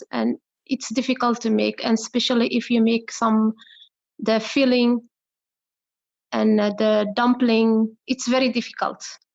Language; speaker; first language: English; non-native, learner; Arabic